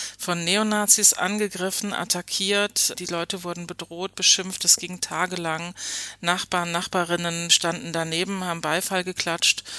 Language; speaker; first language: German; native; German